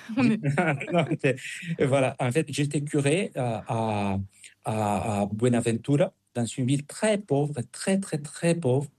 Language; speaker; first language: French; non-native, fluent; Spanish